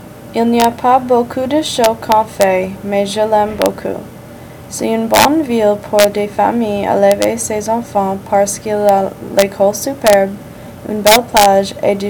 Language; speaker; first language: French; non-native, learner; English